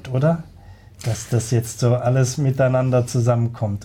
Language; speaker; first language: German; native; German